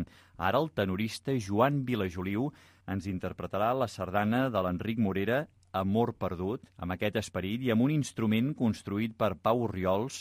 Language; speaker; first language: Catalan; native; Catalan